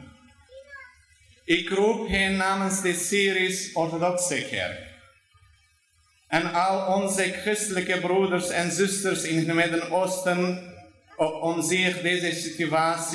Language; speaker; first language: Dutch; non-native, fluent; Turoyo